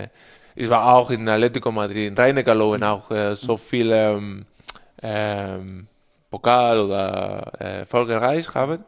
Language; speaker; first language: German; non-native, learner; Spanish